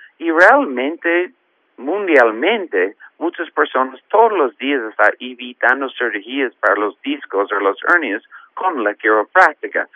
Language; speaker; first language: Spanish; non-native, fluent; English